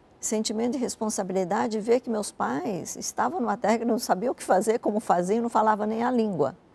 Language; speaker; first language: Portuguese; early bilingual, other home language; Japanese